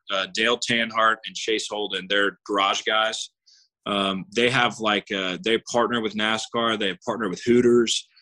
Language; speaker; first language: English; native; English